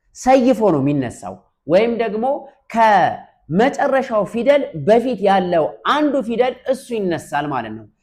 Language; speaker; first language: Amharic; native; Amharic